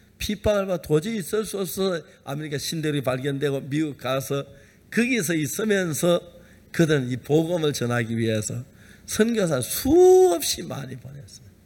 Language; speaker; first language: Korean; native; Korean